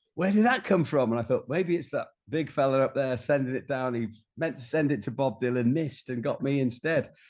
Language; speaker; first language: English; native; English